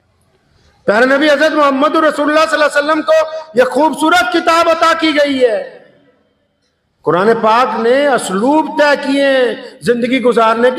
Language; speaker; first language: Urdu; native; Urdu